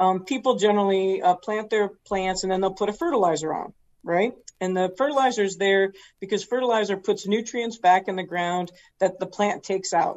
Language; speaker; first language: English; native; English